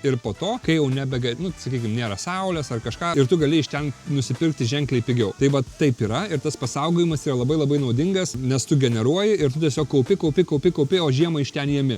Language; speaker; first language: Lithuanian; native; Lithuanian